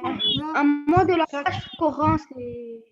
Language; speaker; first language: French; non-native, learner; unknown